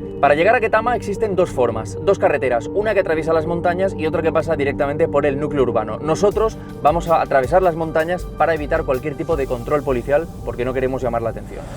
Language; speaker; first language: Spanish; native; Spanish